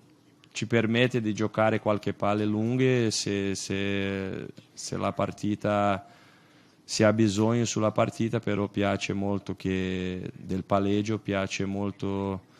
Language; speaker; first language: Italian; non-native, fluent; Portuguese